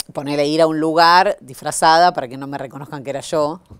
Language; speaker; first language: Spanish; native; Spanish